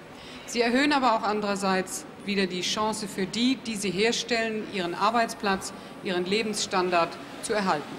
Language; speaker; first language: German; native; German